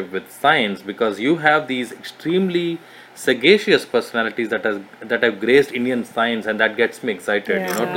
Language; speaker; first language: English; non-native, local second language; Telugu